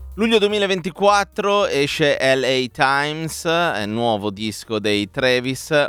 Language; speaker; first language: Italian; native; Italian